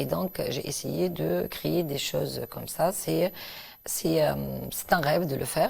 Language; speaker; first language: French; non-native, local second language; Arabic